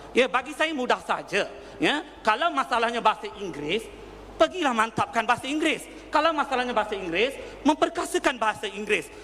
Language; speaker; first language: Malay; non-native, local second language; Tamil